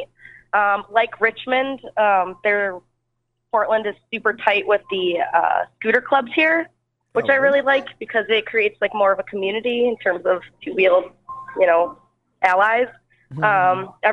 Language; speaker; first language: English; native; English